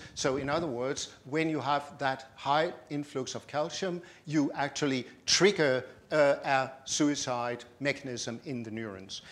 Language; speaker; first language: English; non-native, fluent; Danish